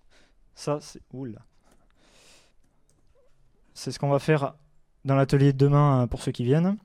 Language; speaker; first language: French; native; French